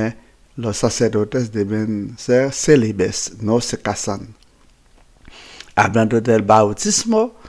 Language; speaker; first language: Spanish; non-native, fluent; Haitian Creole